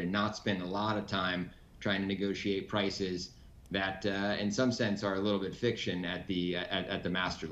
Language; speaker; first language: English; native; English